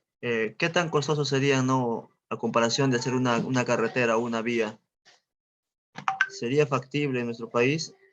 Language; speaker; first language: Spanish; native; Spanish